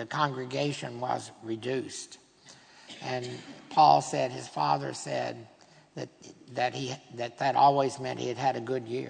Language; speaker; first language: English; native; English